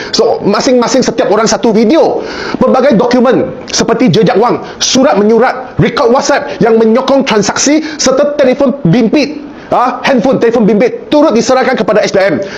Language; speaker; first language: Malay; non-native, local second language; Chinese